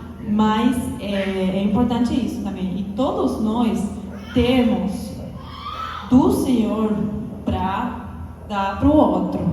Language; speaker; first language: Portuguese; non-native, fluent; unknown